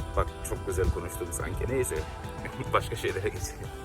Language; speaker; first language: Turkish; non-native, fluent; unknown